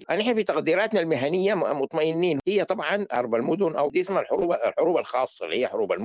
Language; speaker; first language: Arabic; native; Arabic